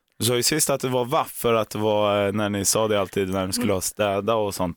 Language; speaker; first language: Swedish; native; Swedish